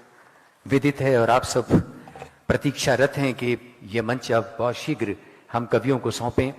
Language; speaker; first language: Hindi; native; Hindi